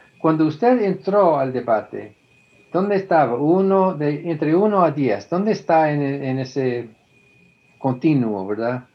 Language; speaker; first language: Spanish; non-native, fluent; English